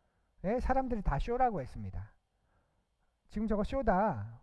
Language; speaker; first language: Korean; native; Korean